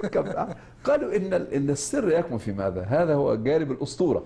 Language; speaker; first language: Arabic; native; Arabic